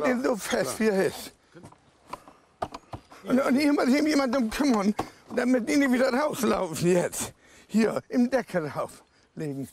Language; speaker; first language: German; native; German